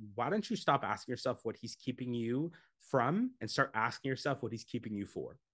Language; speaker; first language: English; native; English